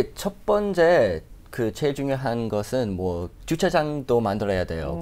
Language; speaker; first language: Korean; non-native, fluent; English